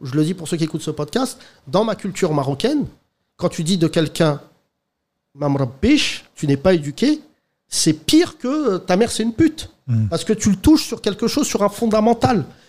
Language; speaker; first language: French; native; French